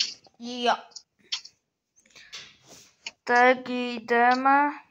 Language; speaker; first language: Czech; early bilingual, other home language; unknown